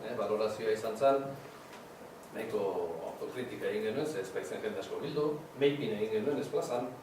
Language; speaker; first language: Basque; native; Basque